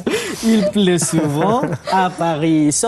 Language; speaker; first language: French; non-native, fluent; Malay